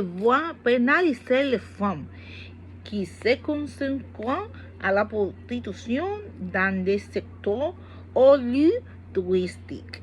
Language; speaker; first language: French; non-native, learner; Spanish